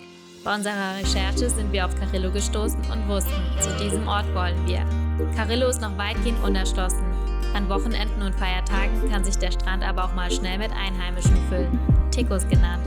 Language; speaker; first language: German; native; German